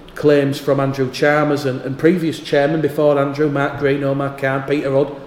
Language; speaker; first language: English; native; English